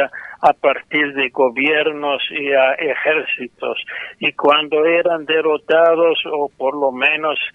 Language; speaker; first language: Spanish; non-native, fluent; English